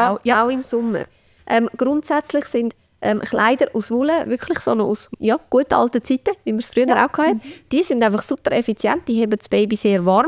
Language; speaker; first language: German; native; German